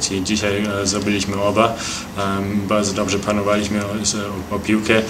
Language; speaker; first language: Polish; early bilingual, heritage; Polish